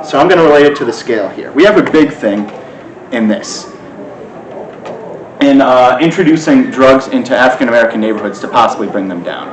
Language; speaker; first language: English; native; English